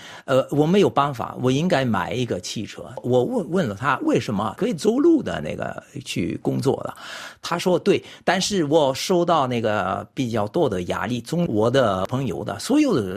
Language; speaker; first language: Chinese; non-native, fluent; French